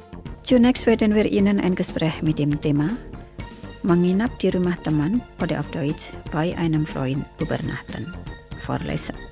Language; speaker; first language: German; non-native, fluent; Indonesian